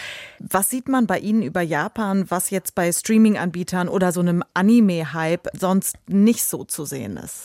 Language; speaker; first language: German; native; German